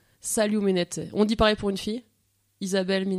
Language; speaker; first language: French; native; French